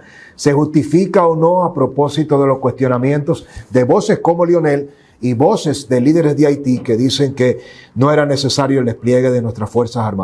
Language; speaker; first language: Spanish; native; Spanish